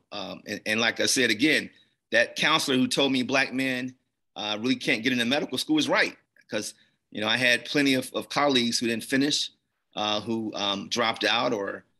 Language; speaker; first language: English; native; English